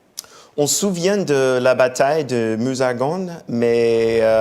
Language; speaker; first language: French; non-native, fluent; English